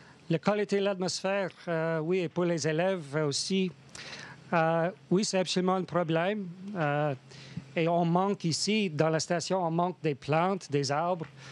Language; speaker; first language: French; non-native, fluent; English